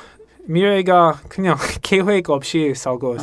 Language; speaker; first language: Korean; non-native, learner; English